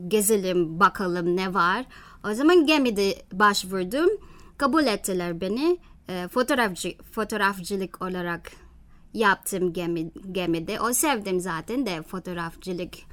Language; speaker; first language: Turkish; non-native, learner; Filipino